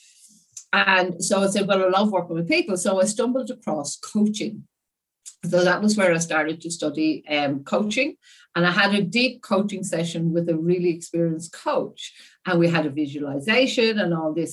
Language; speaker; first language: English; native; English